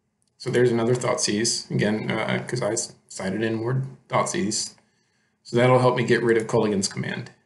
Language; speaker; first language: English; native; English